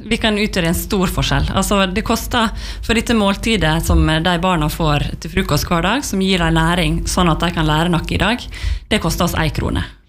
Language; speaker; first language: Norwegian; native; Norwegian